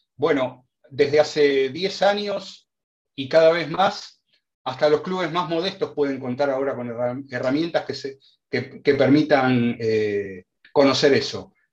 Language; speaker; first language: Spanish; native; Spanish